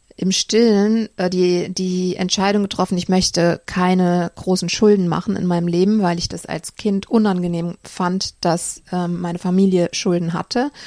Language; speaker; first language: German; native; German